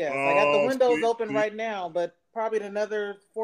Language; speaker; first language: English; native; English